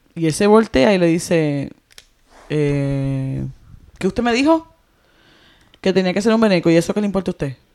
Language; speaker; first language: Spanish; native; Spanish